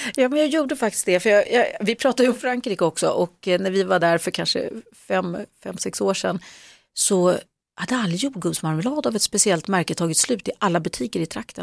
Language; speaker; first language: Swedish; native; Swedish